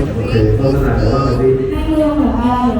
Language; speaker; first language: English; non-native, learner; Thai